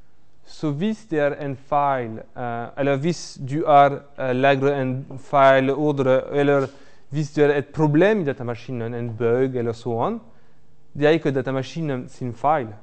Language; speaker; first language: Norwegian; non-native, fluent; French